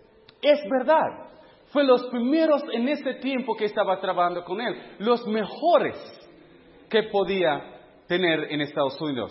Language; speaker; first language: Spanish; non-native, fluent; English